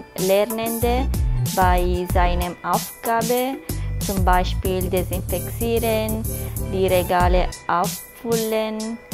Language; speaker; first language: German; non-native, local second language; Italian